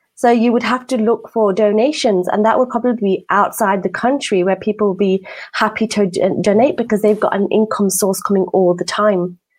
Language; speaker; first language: English; native; English